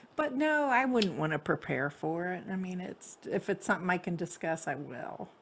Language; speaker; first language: English; native; English